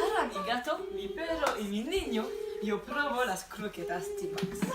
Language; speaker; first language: Spanish; non-native, learner; French